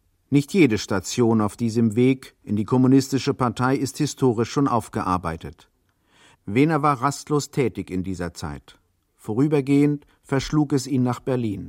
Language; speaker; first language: German; native; German